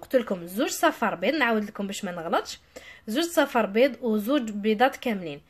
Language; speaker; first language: Arabic; native; Arabic